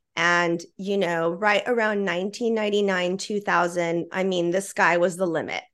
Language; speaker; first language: English; native; English